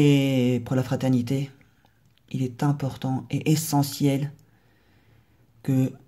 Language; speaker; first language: French; native; French